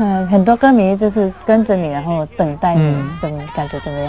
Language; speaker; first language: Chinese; non-native, learner; Thai